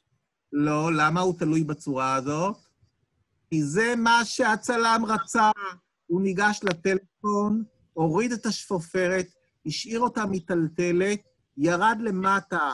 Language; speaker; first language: Hebrew; native; Hebrew